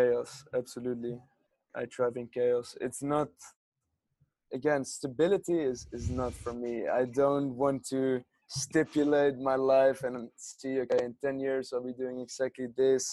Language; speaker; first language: English; non-native, fluent; Dutch